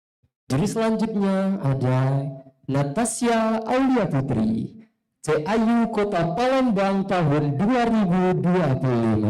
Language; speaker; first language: Indonesian; native; Indonesian